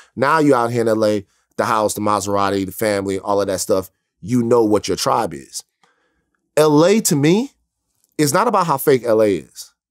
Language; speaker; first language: English; native; English